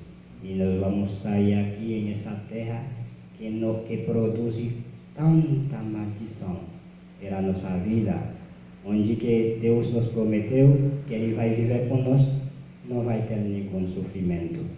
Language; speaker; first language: Portuguese; non-native, learner; Haitian Creole